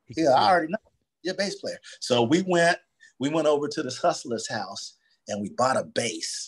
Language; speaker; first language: English; native; English